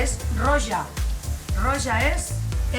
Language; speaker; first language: Spanish; non-native, local second language; Catalan